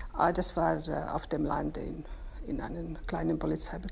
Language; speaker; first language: German; non-native, fluent; Finnish